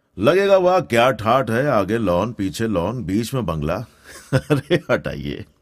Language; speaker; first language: Hindi; non-native, local second language; Gujarati